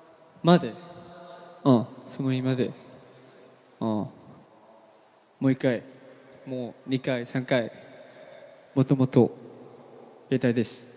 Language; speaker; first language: Japanese; non-native, learner; Korean